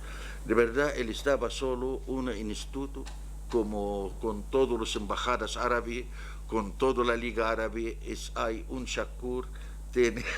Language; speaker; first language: Spanish; non-native, learner; Arabic